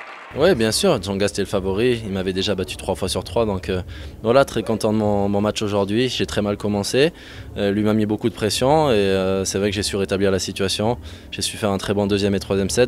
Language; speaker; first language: French; native; French